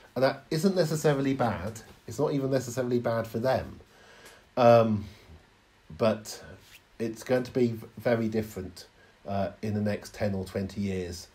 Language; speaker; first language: English; native; English